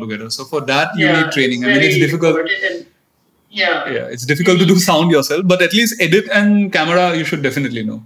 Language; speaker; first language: English; non-native, local second language; Assamese